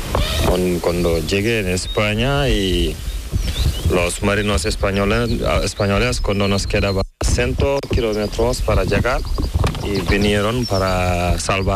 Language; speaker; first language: Spanish; non-native, learner; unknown